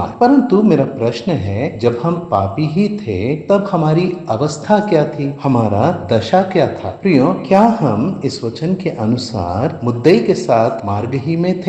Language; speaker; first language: Hindi; native; Hindi